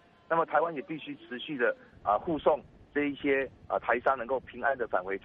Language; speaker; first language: Chinese; native; Chinese